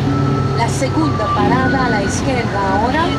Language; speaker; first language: Spanish; non-native, learner; Greek